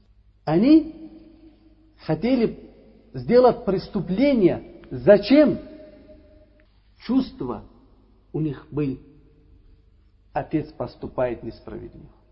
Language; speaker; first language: Russian; non-native, learner; Uzbek